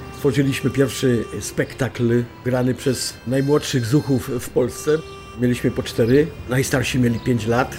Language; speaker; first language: Polish; native; Polish